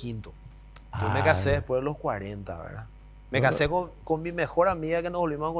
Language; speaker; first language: Spanish; native; Spanish